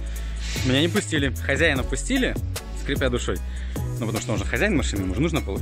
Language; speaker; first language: Russian; native; Russian